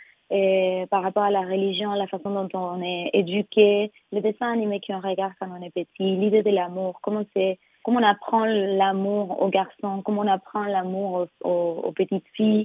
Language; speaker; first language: French; non-native, fluent; Spanish